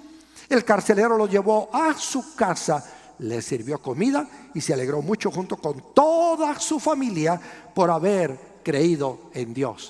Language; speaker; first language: Spanish; native; Spanish